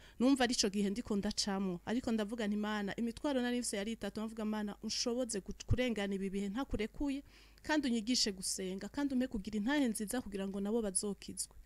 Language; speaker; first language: Rundi; native; Rundi